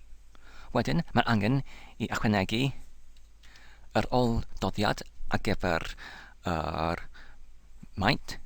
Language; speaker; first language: Welsh; non-native, learner; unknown